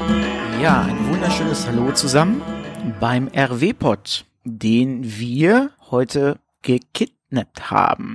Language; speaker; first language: German; native; German